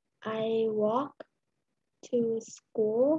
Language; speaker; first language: English; non-native, fluent; Lao